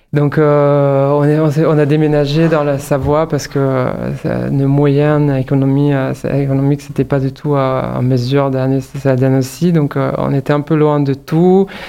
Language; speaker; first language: French; non-native, fluent; Hungarian